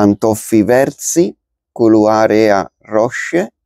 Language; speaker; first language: Romanian; non-native, learner; Spanish